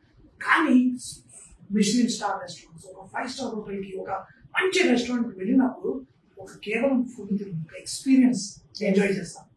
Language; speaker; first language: Telugu; native; Telugu